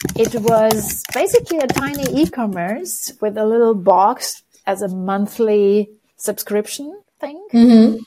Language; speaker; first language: English; non-native, fluent; Romanian